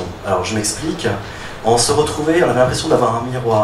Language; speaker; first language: French; native; French